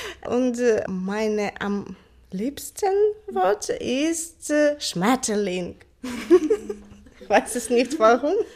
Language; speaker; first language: German; non-native, learner; Ukrainian